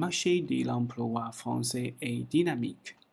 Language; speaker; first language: French; non-native, learner; Chinese